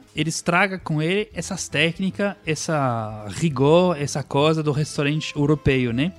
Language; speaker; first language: Portuguese; non-native, fluent; French